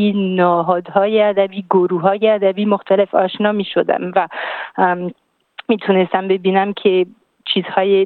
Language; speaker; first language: Persian; non-native, fluent; French